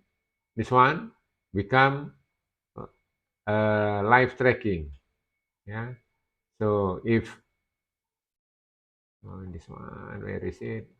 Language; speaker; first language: English; non-native, learner; Indonesian